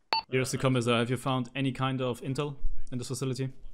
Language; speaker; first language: English; non-native, fluent; German